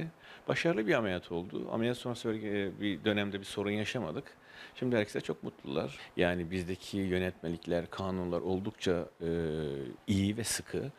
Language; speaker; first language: Turkish; native; Turkish